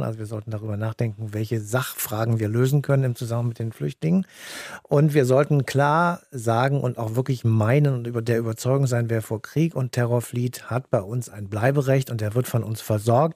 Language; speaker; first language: German; native; German